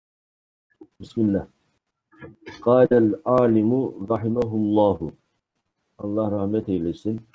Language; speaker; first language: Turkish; native; Turkish